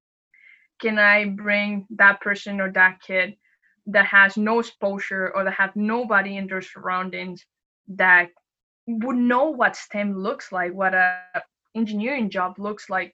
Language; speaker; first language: English; non-native, fluent; Spanish